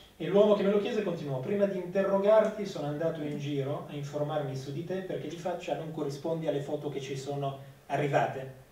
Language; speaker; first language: Italian; native; Italian